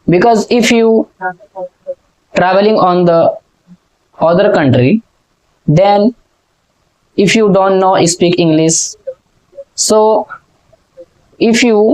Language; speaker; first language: English; non-native, learner; Hindi